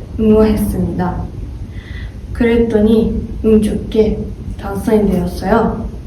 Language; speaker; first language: Korean; non-native, learner; Japanese